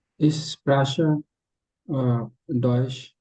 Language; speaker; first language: German; non-native, learner; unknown